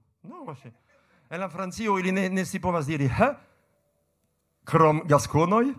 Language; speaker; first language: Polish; non-native, fluent; French